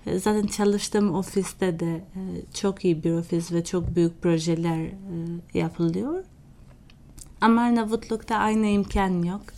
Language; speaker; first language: Turkish; non-native, fluent; Albanian